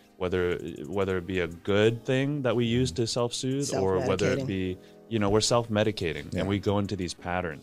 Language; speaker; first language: English; native; English